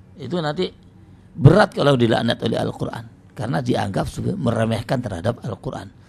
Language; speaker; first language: Indonesian; non-native, local second language; Javanese